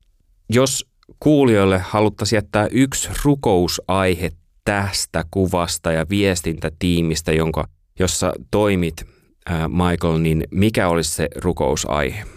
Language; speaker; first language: Finnish; native; Finnish